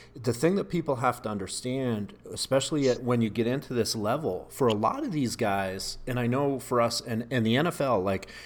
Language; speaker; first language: English; native; English